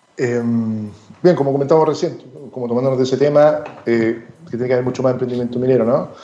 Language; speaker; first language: Spanish; native; Spanish